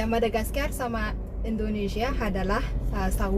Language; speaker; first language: Indonesian; non-native, learner; Malagasy